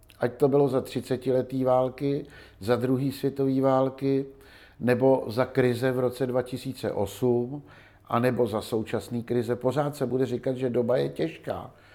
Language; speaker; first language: Czech; native; Czech